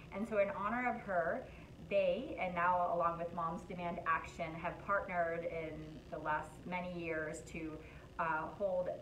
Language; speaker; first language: English; native; English